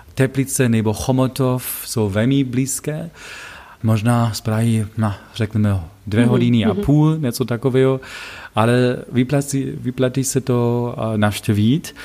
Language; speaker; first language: Czech; non-native, fluent; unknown